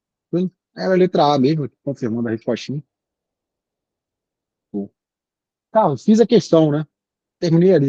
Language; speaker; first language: Portuguese; native; Portuguese